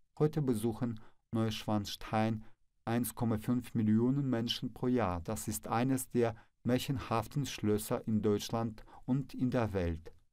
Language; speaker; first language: German; non-native, fluent; Russian